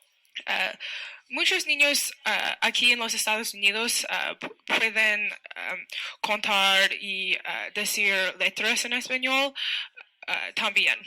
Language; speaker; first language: Spanish; non-native, learner; English